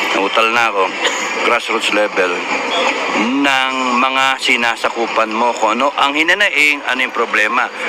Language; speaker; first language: Filipino; native; Filipino